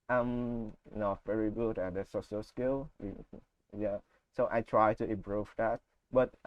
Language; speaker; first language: English; non-native, learner; Vietnamese